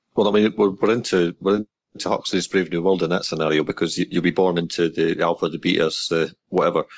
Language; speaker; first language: English; native; English